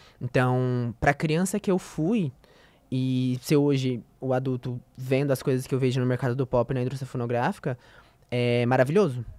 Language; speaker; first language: Portuguese; native; Portuguese